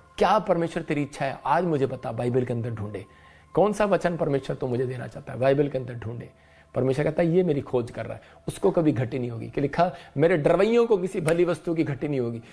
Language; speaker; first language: Hindi; non-native, local second language; Punjabi